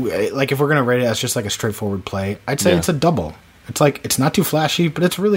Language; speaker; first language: English; native; English